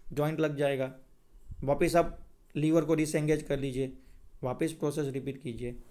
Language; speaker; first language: Hindi; non-native, local second language; Gujarati